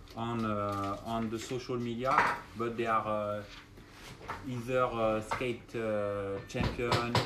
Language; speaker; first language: English; non-native, fluent; French